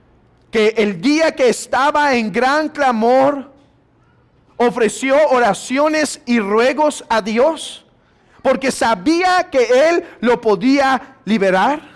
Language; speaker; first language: Spanish; native; Spanish